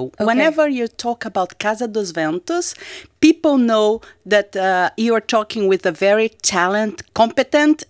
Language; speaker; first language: English; non-native, fluent; Portuguese